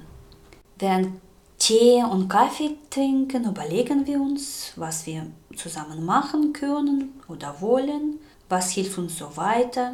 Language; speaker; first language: German; non-native, fluent; Russian